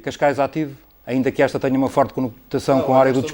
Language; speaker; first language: Portuguese; native; Portuguese